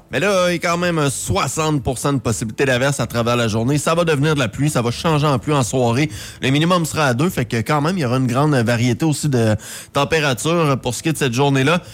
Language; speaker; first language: French; native; French